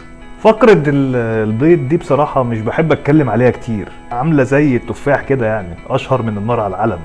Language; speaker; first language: Arabic; native; Arabic